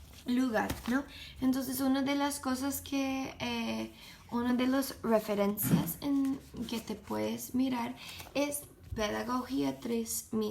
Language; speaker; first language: Spanish; non-native, learner; English